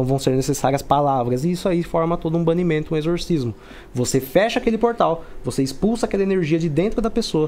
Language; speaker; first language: Portuguese; native; Portuguese